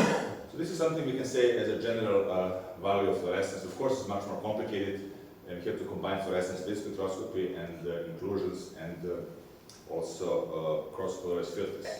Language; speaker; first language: English; non-native, fluent; Serbian